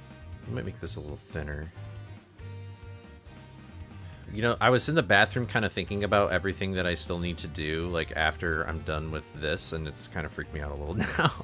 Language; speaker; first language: English; native; English